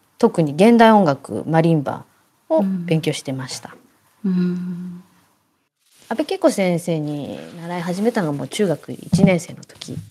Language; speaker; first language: Japanese; native; Japanese